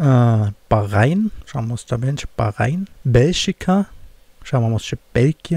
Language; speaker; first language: Portuguese; non-native, fluent; German